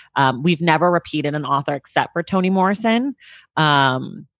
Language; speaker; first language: English; native; English